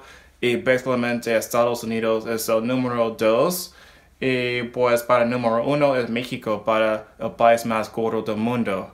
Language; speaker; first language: Spanish; non-native, learner; English